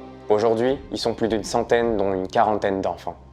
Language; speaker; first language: French; native; French